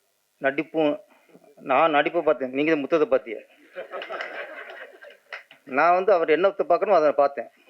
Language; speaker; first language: Tamil; native; Tamil